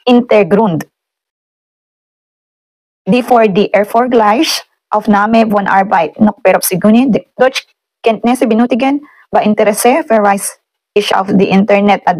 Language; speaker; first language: German; non-native, learner; Filipino